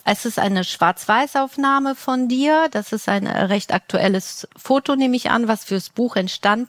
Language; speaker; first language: German; native; German